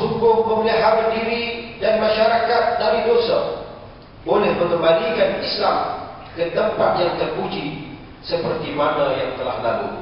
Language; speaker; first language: Malay; native; Malay